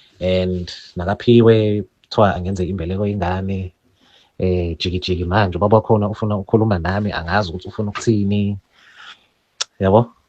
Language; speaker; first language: Zulu; native; Zulu